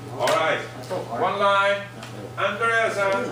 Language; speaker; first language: English; non-native, learner; Japanese